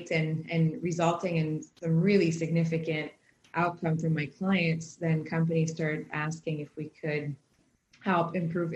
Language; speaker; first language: English; native; English